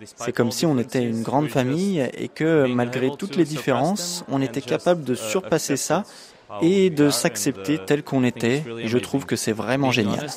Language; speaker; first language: French; non-native, fluent; Portuguese